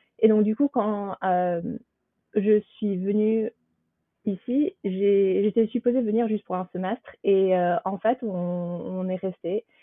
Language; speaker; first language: French; native; French